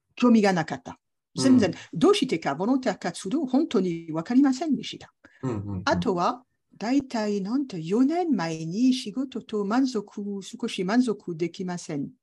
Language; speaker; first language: Japanese; non-native, learner; French